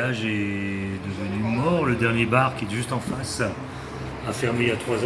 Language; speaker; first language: French; native; French